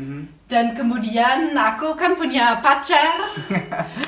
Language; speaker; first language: Indonesian; non-native, fluent; German